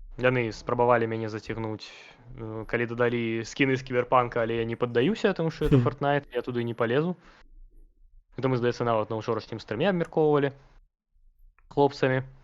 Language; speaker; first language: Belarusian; non-native, local second language; Russian